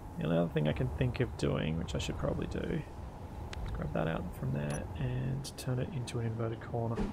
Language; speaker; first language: English; native; English